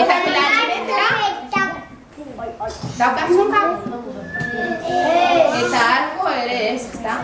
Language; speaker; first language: Basque; non-native, local second language; Spanish